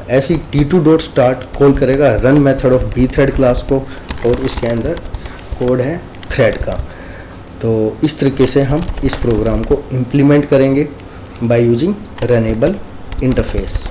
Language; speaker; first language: Hindi; native; Hindi